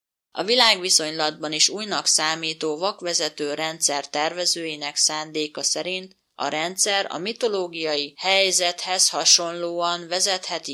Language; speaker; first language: Hungarian; native; Hungarian